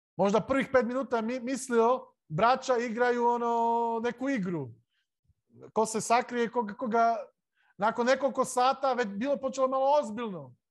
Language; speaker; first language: Serbian; non-native, local second language; Slovak